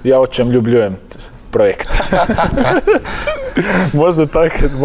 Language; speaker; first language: Russian; non-native, learner; Croatian